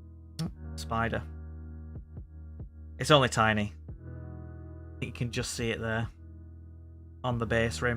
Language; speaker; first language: English; native; English